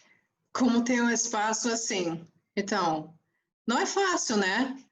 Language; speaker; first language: Portuguese; non-native, fluent; English